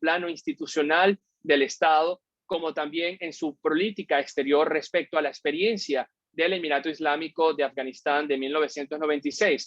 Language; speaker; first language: Spanish; native; Spanish